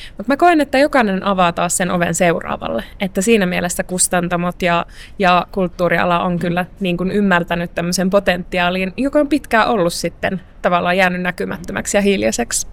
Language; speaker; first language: Finnish; early bilingual, other home language; Arabic